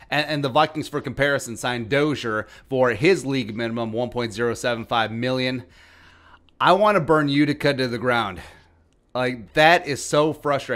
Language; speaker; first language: English; native; English